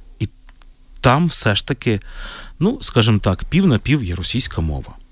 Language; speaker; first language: Ukrainian; native; Ukrainian